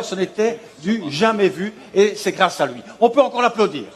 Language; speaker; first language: French; native; French